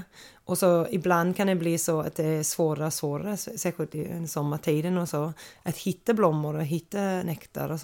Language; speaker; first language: Swedish; non-native, fluent; English